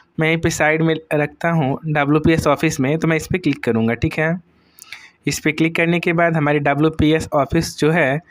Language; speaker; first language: Hindi; native; Hindi